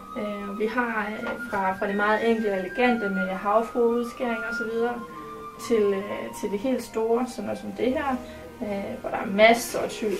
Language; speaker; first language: Danish; native; Danish